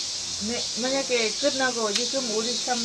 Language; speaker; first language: Korean; non-native, learner; Lao